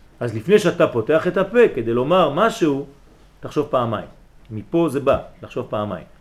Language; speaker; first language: Hebrew; early bilingual, heritage; Hebrew